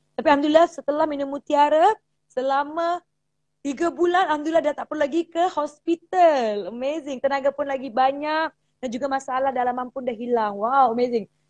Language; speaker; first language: Malay; native; Malay